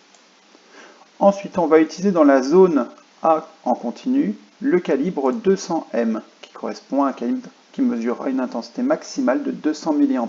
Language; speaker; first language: French; native; French